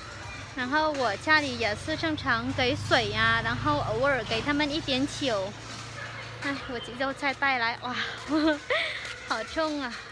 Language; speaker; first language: Chinese; non-native, fluent; Vietnamese